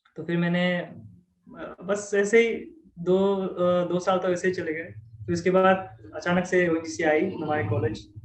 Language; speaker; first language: Hindi; non-native, local second language; Assamese